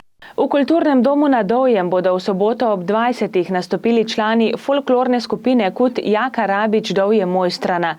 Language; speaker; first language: Slovenian; native; Slovenian